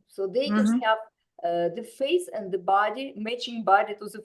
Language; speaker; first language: English; non-native, fluent; Russian